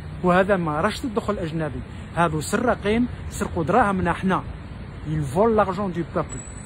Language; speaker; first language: French; non-native, local second language; Arabic